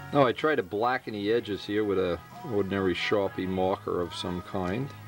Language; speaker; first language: English; native; English